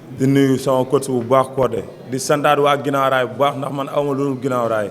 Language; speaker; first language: Wolof; native; Wolof